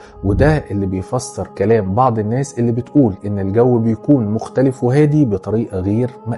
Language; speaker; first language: Arabic; native; Arabic